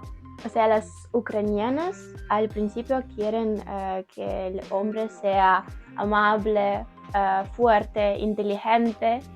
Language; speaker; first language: Spanish; non-native, learner; Ukrainian